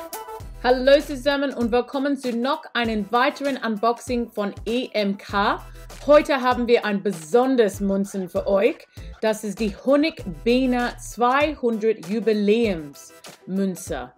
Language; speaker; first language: German; non-native, learner; English